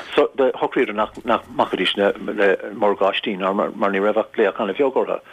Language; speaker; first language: Irish; native; Irish